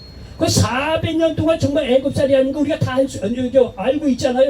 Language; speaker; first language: Korean; native; Korean